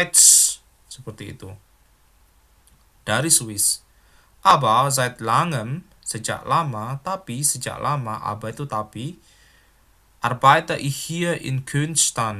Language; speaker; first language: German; non-native, fluent; Indonesian